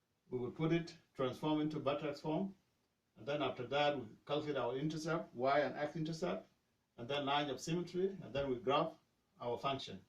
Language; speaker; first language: English; non-native, fluent; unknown